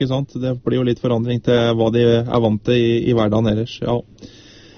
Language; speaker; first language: Norwegian; native; Norwegian